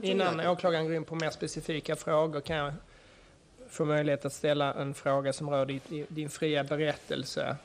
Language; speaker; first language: Swedish; native; Swedish